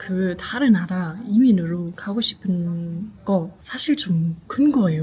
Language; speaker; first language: Korean; non-native, learner; German